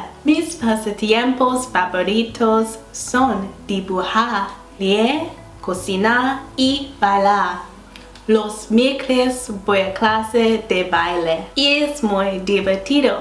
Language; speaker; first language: Spanish; non-native, learner; English